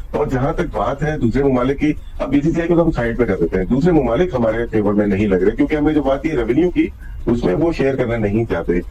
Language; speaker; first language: Urdu; native; Urdu